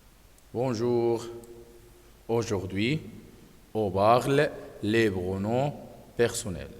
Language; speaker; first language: French; non-native, fluent; Arabic